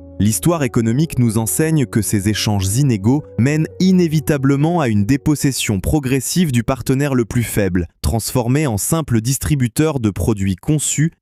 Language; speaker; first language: French; native; French